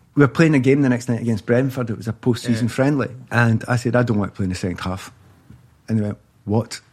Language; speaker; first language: English; native; English